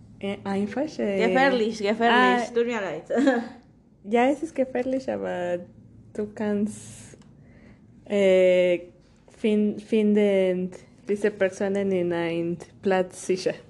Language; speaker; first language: German; non-native, learner; Spanish